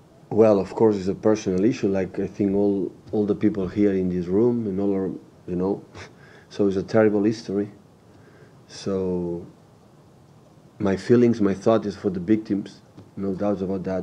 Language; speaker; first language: English; non-native, fluent; Catalan